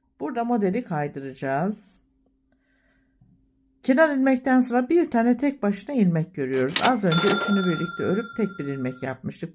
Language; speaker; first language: Turkish; native; Turkish